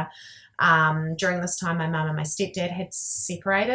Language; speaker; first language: English; native; English